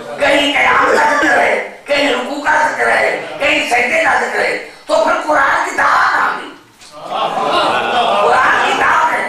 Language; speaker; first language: Urdu; native; Urdu